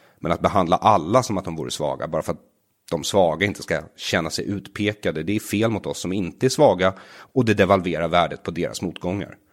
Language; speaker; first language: Swedish; native; Swedish